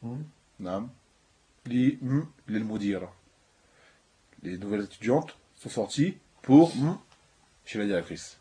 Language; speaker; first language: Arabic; non-native, fluent; French